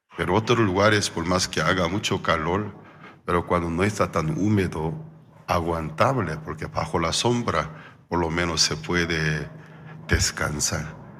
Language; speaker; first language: Spanish; non-native, fluent; Korean